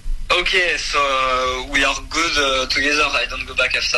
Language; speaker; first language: English; non-native, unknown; French